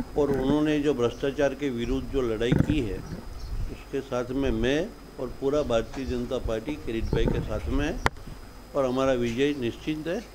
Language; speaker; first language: Hindi; non-native, local second language; Gujarati